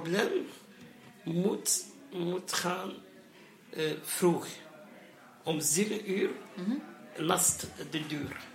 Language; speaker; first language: Dutch; non-native, learner; Arabic